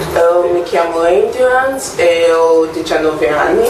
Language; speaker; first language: Italian; non-native, learner; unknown